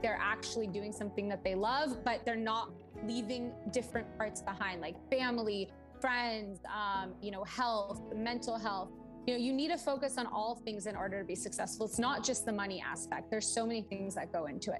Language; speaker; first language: English; early bilingual, other home language; Portuguese